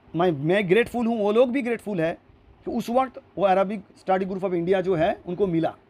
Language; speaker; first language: Hindi; non-native, local second language; Urdu